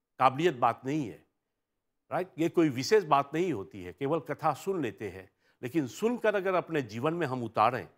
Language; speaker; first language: Hindi; early bilingual, heritage; Hindi